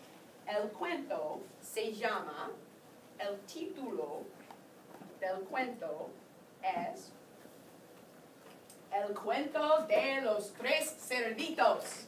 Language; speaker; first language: Spanish; non-native, fluent; English